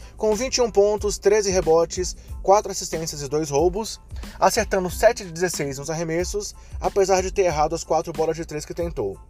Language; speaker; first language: Portuguese; native; Portuguese